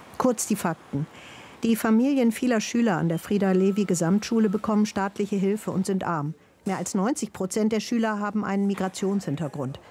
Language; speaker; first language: German; native; German